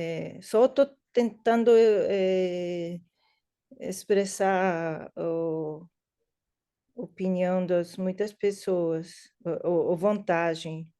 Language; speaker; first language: Portuguese; non-native, learner; English